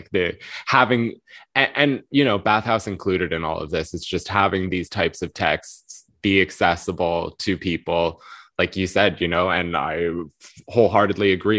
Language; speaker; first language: English; native; English